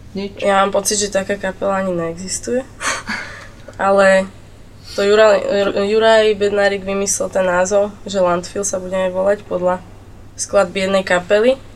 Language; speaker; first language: Slovak; native; Slovak